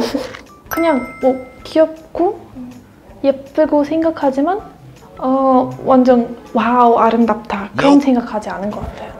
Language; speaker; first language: Korean; non-native, fluent; Russian